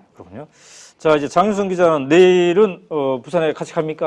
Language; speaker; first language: Korean; native; Korean